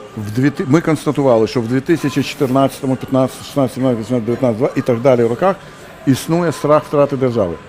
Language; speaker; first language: Ukrainian; non-native, local second language; Russian